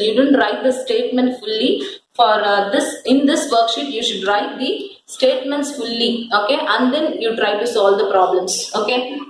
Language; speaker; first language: English; non-native, local second language; Tamil